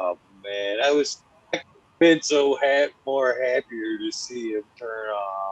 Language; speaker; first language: English; native; English